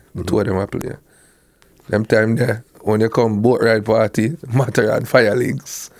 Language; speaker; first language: English; native; English